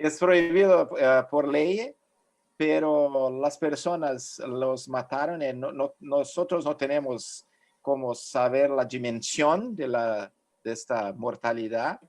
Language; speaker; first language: Spanish; non-native, fluent; Portuguese